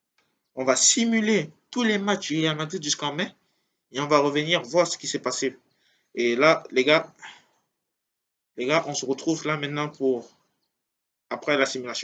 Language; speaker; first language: French; native; French